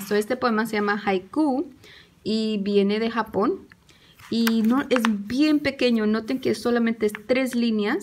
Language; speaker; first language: Spanish; early bilingual, heritage; English